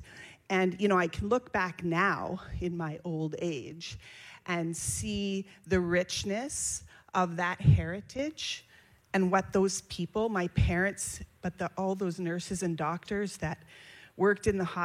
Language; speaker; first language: English; native; English